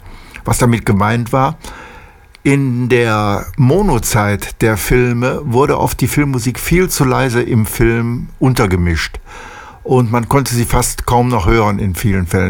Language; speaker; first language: German; native; German